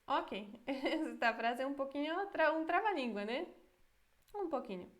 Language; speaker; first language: Portuguese; non-native, fluent; Polish